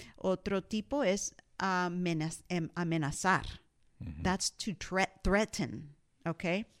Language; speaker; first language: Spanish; early bilingual, heritage; English